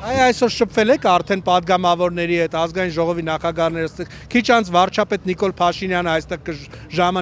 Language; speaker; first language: Armenian; native; Armenian